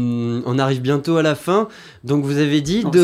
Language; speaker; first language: French; native; French